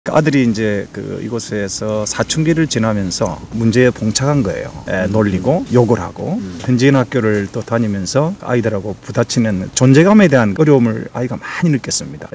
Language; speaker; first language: Korean; native; Korean